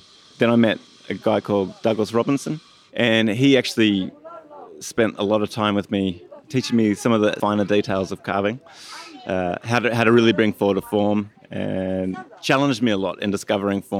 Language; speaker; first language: English; native; English